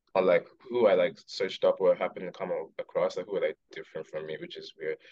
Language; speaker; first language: English; non-native, local second language; Yoruba